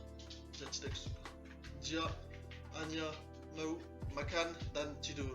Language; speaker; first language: Indonesian; non-native, learner; French